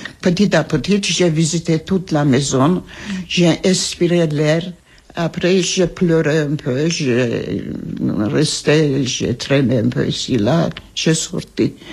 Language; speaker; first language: French; non-native, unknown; Armenian